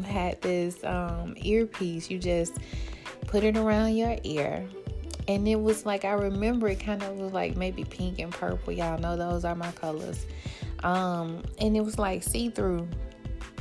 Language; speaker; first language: English; native; English